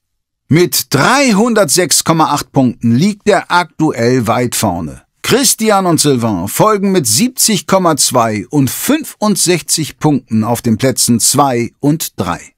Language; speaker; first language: German; native; German